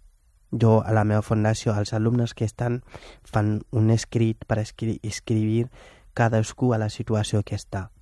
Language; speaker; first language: Catalan; non-native, fluent; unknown